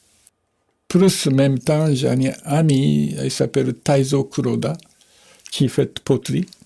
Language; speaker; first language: French; non-native, fluent; Japanese